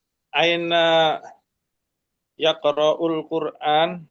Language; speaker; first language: Arabic; non-native, learner; Indonesian